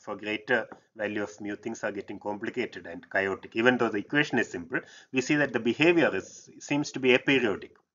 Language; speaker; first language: English; non-native, local second language; Malayalam